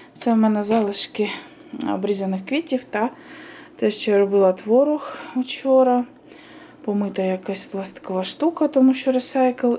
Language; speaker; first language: Ukrainian; non-native, local second language; Russian